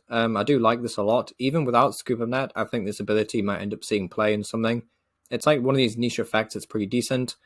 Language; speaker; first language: English; native; English